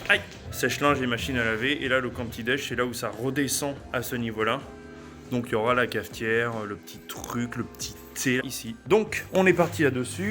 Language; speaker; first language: French; native; French